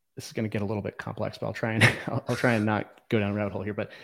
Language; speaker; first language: English; native; English